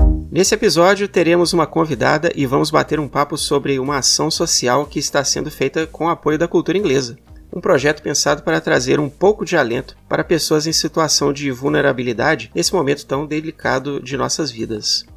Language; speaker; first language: Portuguese; native; Portuguese